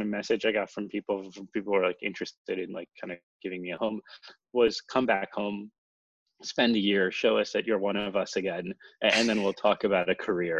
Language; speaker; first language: English; native; English